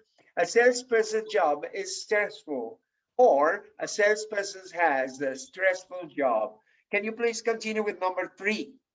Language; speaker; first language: English; non-native, fluent; Spanish